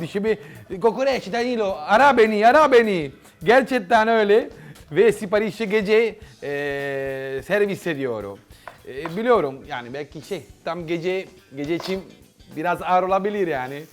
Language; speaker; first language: Turkish; non-native, learner; Italian